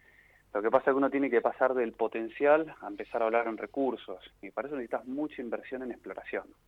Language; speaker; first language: Spanish; native; Spanish